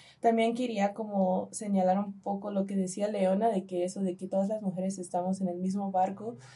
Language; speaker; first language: Spanish; early bilingual, heritage; Spanish